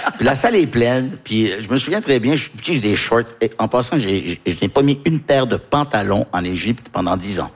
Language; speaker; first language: French; early bilingual, heritage; French